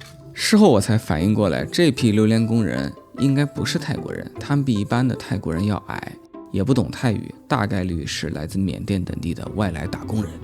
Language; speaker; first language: Chinese; native; Chinese